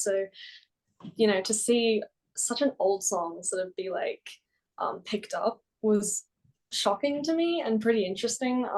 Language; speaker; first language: English; native; English